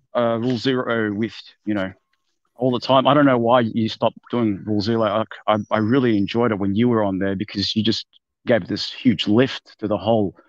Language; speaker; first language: English; non-native, fluent; Persian